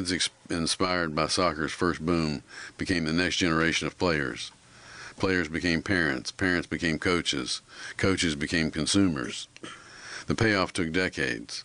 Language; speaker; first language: English; native; English